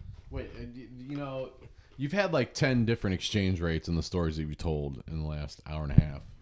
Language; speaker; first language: English; native; English